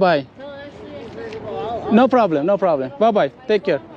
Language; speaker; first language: English; non-native, learner; Filipino